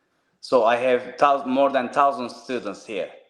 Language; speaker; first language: English; non-native, learner; Turkish